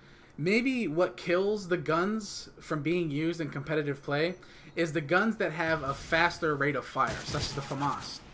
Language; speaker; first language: English; native; English